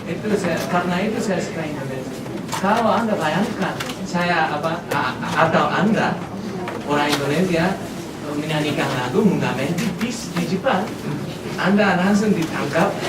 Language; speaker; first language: Indonesian; non-native, fluent; Japanese